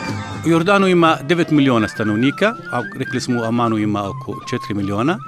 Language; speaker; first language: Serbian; non-native, learner; Arabic